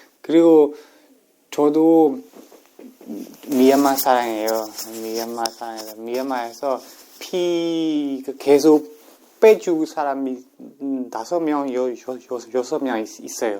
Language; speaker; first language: Korean; non-native, learner; Burmese